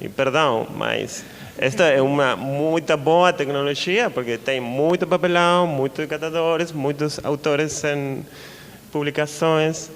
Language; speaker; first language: Portuguese; non-native, learner; Spanish